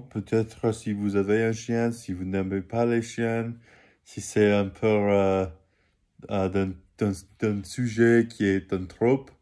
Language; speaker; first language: French; non-native, learner; English